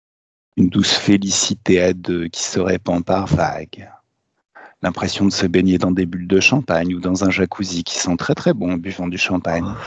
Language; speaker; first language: French; native; French